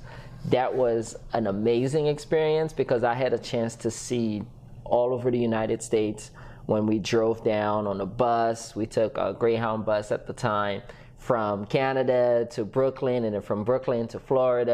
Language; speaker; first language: English; non-native, fluent; Haitian Creole